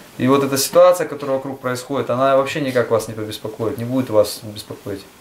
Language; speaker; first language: Russian; native; Russian